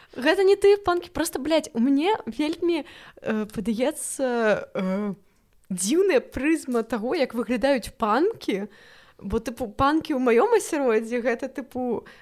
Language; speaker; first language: Belarusian; non-native, local second language; Russian